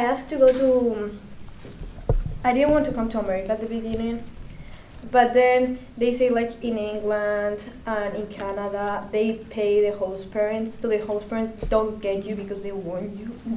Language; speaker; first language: English; non-native, fluent; Spanish